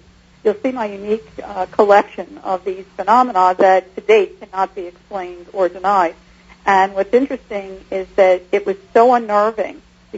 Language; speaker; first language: English; native; English